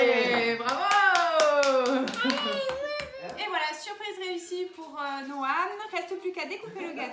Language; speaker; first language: French; native; French